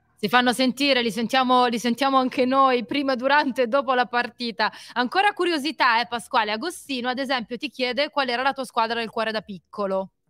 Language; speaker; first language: Italian; native; Italian